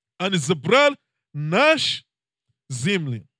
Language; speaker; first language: Russian; non-native, learner; English